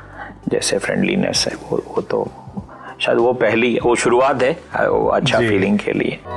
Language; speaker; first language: Hindi; non-native, local second language; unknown